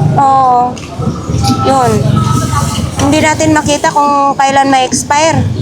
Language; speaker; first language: Filipino; non-native, local second language; Cebuano